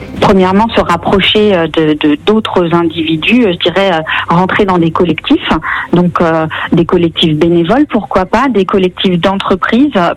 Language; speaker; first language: French; native; French